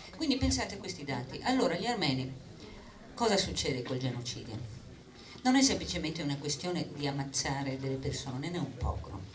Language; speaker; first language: Italian; non-native, fluent; English